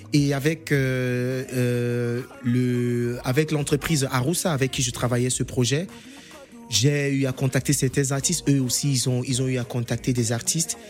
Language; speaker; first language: French; non-native, local second language; English